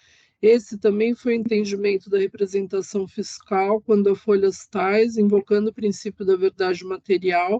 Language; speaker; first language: Portuguese; native; Portuguese